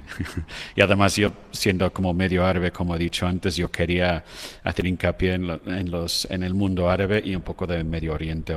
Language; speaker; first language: Spanish; non-native, fluent; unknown